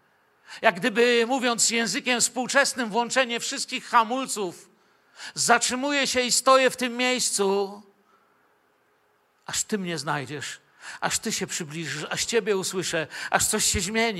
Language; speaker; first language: Polish; native; Polish